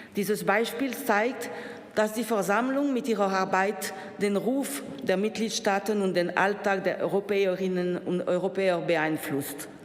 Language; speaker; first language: German; non-native, local second language; French